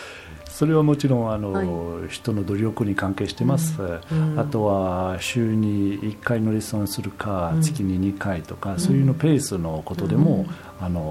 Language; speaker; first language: Japanese; non-native, fluent; French